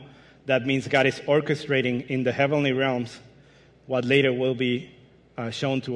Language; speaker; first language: English; non-native, fluent; Spanish